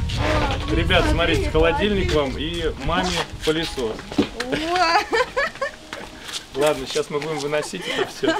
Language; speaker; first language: Russian; native; Russian